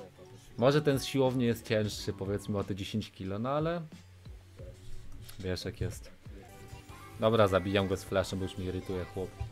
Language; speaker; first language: Polish; native; Polish